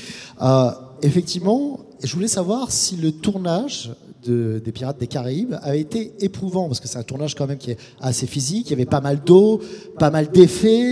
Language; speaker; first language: French; native; French